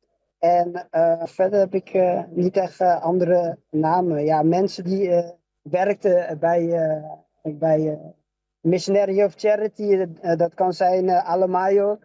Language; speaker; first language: Dutch; early bilingual, other home language; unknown